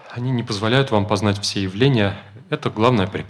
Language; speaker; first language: Russian; native; Russian